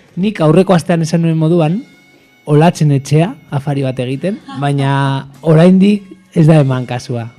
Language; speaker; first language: Basque; non-native, local second language; Spanish